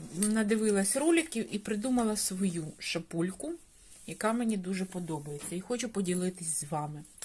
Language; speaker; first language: Ukrainian; non-native, local second language; Russian